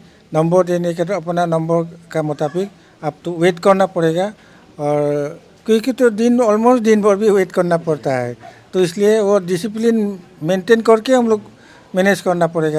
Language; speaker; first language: Hindi; non-native, local second language; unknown